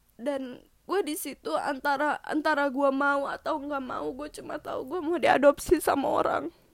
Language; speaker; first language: Indonesian; native; Indonesian